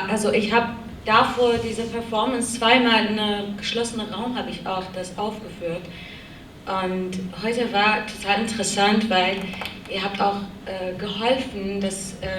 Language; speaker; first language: German; non-native, learner; Kurdish